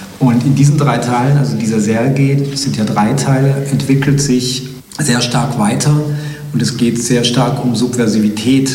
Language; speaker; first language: German; early bilingual, other home language; Slovenian